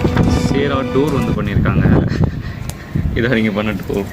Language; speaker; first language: Tamil; native; Tamil